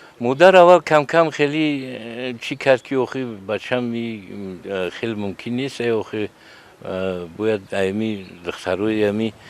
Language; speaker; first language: Tajik; native; Tajik